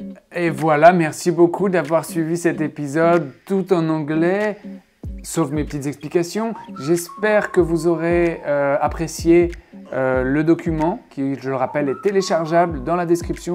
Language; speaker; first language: French; native; French